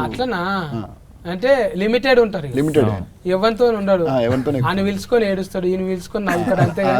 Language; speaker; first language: Telugu; native; Telugu